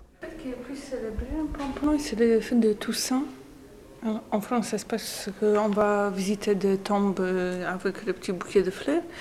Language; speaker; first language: French; non-native, learner; Polish